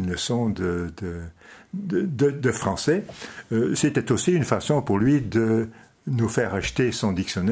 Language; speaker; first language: French; non-native, local second language; Dutch